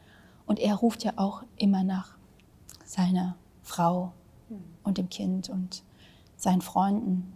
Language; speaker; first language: German; early bilingual, other home language; Vietnamese